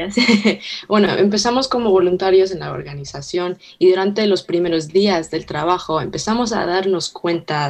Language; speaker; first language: Spanish; early bilingual, heritage; Spanish